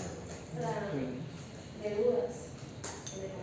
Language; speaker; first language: Spanish; native; Spanish